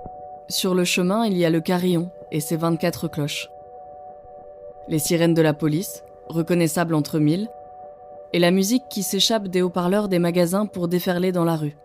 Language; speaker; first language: French; native; French